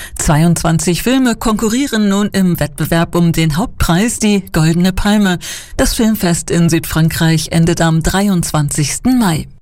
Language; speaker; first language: German; native; German